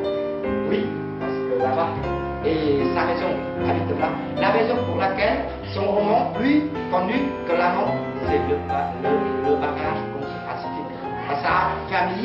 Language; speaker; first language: French; non-native, learner; Vietnamese